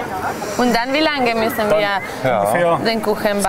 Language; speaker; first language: German; non-native, learner; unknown